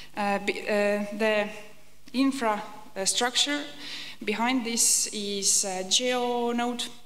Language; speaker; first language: English; non-native, fluent; Estonian